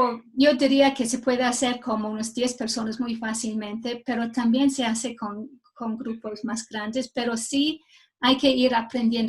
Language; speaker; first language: Spanish; non-native, fluent; English